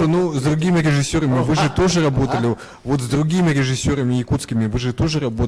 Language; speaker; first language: Russian; native; Russian